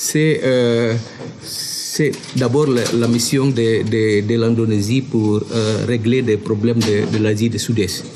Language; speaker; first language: French; non-native, fluent; Indonesian